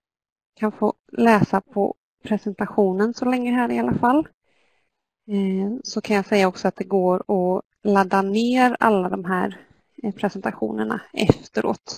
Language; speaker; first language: Swedish; native; Swedish